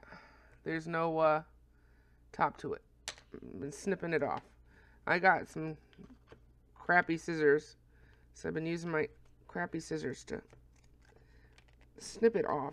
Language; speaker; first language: English; native; English